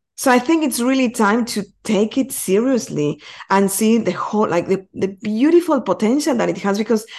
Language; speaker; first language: English; non-native, fluent; Spanish